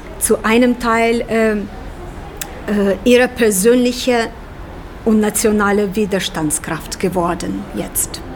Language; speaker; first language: German; non-native, fluent; Ukrainian